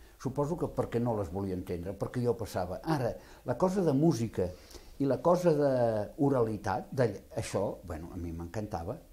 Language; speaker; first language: Catalan; native; Catalan